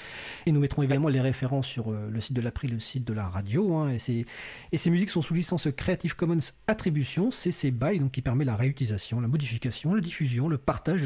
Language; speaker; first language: French; native; French